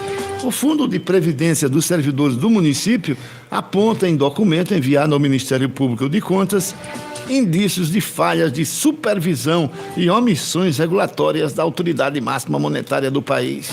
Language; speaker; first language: Portuguese; native; Portuguese